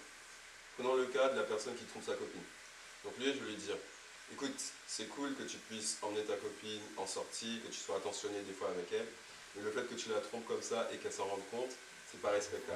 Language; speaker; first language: French; native; French